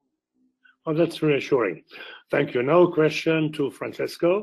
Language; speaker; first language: English; non-native, fluent; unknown